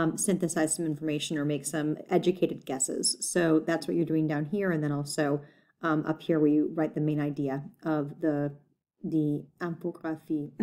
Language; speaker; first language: English; native; English